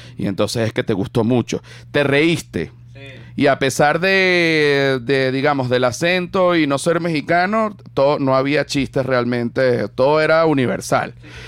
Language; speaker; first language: Spanish; native; Spanish